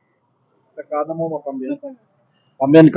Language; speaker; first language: Spanish; non-native, learner; Malayalam